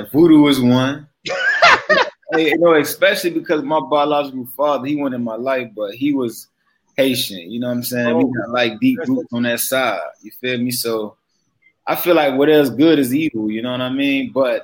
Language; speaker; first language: English; native; English